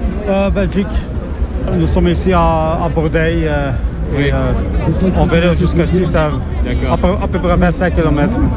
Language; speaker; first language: French; non-native, learner; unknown